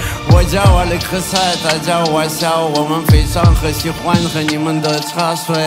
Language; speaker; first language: Chinese; non-native, learner; Russian